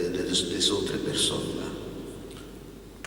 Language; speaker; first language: French; non-native, learner; Indonesian